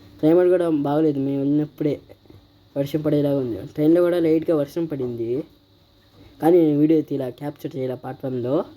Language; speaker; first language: Telugu; non-native, local second language; Urdu